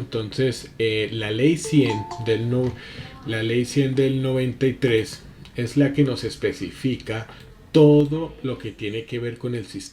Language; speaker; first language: Spanish; native; Spanish